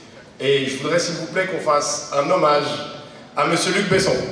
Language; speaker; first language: French; native; French